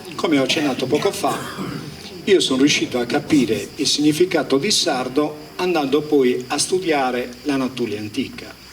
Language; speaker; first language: Italian; native; Italian